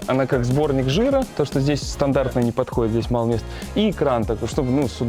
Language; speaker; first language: Russian; native; Russian